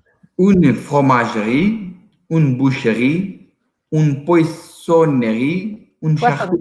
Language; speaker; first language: French; non-native, learner; Portuguese